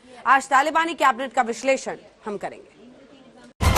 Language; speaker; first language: Hindi; native; Hindi